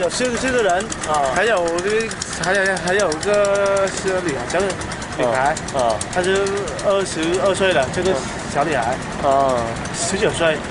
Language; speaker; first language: Chinese; non-native, fluent; Vietnamese